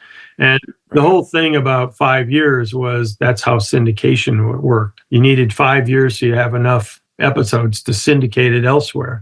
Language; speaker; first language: English; native; English